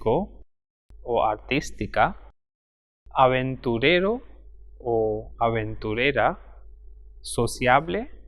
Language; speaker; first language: Spanish; non-native, fluent; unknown